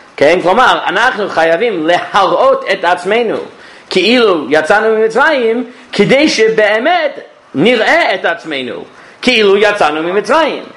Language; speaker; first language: Hebrew; non-native, fluent; English